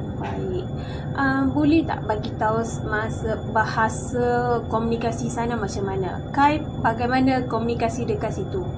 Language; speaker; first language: Malay; non-native, local second language; Tamil